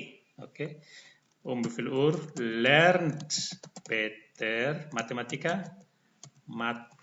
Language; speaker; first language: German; non-native, fluent; Indonesian